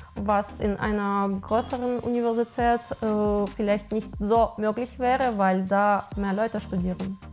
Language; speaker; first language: German; non-native, fluent; Ukrainian